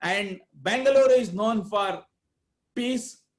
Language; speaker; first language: English; non-native, local second language; Kannada